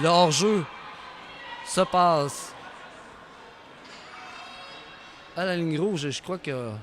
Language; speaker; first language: French; native; French